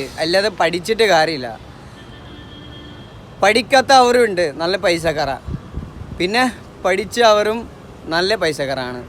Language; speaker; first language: Malayalam; non-native, local second language; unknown